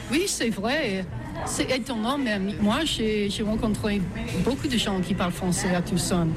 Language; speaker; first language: French; non-native, fluent; English